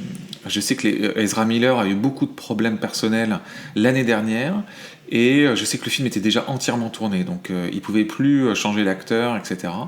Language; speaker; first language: French; native; French